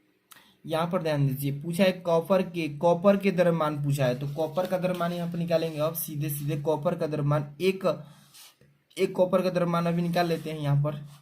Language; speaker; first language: Hindi; native; Hindi